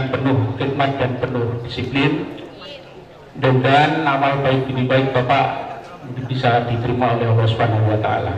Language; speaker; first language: Indonesian; native; Indonesian